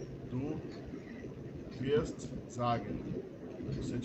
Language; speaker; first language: German; non-native, fluent; Portuguese